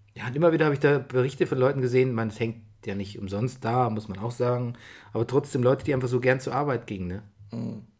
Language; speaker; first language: German; native; German